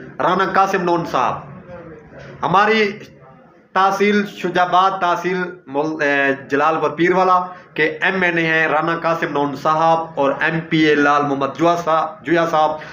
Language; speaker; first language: Urdu; non-native, local second language; Saraiki